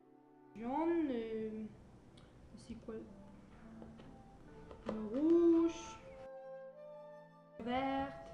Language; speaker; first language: French; non-native, learner; Spanish